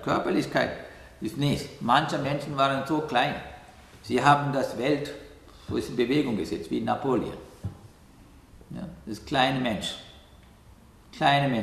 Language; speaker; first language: German; non-native, learner; Sinhala